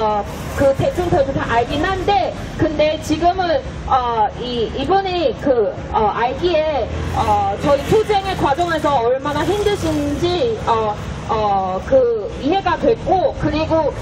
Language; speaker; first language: Korean; non-native, fluent; Chinese